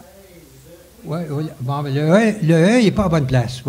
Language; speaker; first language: French; native; French